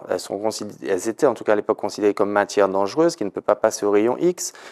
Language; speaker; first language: French; native; French